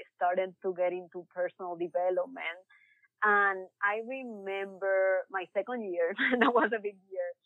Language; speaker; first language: English; early bilingual, other home language; Spanish